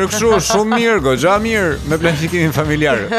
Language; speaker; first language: Albanian; native; Albanian